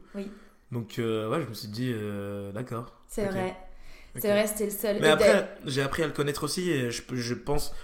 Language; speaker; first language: French; native; French